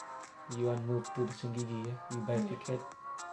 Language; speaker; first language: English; non-native, learner; Indonesian